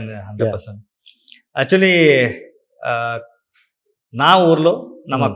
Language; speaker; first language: Telugu; non-native, learner; Kannada